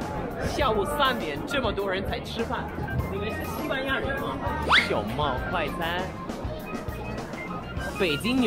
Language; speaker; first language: Chinese; non-native, fluent; Spanish